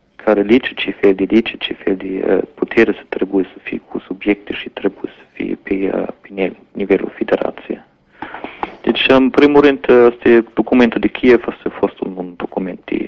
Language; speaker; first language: Romanian; non-native, fluent; German